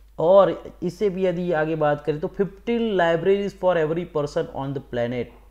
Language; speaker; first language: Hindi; non-native, local second language; Gujarati